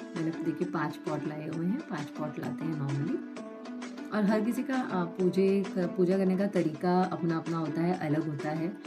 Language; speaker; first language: Hindi; non-native, local second language; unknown